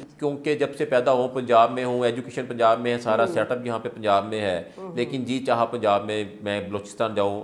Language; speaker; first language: Urdu; non-native, local second language; Punjabi